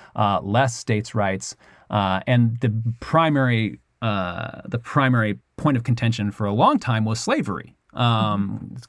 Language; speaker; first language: English; native; English